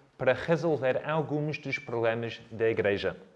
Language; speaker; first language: Portuguese; non-native, fluent; English